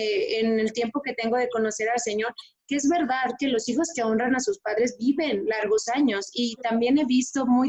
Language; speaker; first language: Spanish; native; Spanish